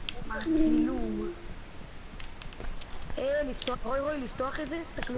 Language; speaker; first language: Hebrew; native; Hebrew